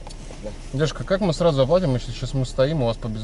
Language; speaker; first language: Russian; native; Russian